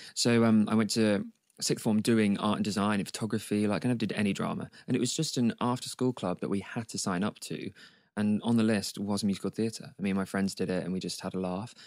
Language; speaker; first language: English; native; English